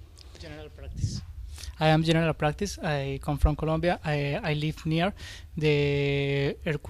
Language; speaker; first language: English; non-native, learner; Spanish